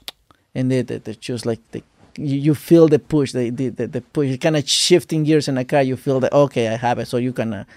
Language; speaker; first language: English; non-native, fluent; Spanish